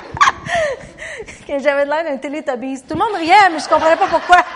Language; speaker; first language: French; native; French